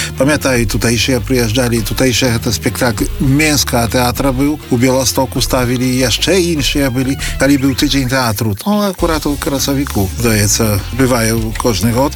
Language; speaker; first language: Belarusian; native; Belarusian